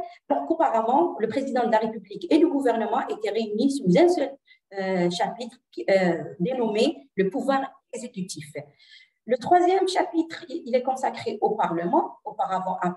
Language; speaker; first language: French; non-native, local second language; Arabic